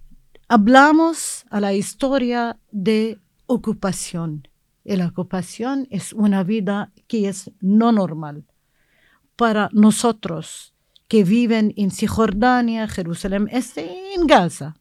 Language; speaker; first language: Spanish; non-native, learner; Arabic